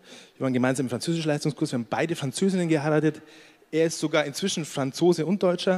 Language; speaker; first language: German; native; German